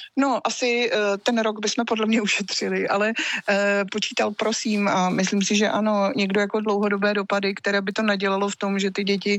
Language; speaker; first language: Czech; native; Czech